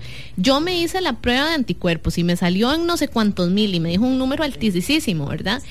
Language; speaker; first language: Spanish; native; Spanish